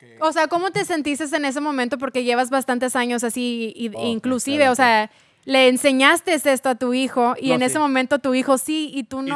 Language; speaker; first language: Spanish; native; Spanish